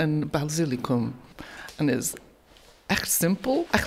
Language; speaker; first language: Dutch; non-native, learner; English